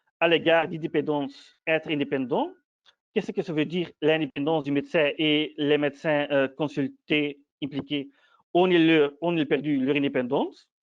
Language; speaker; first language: French; non-native, fluent; Dutch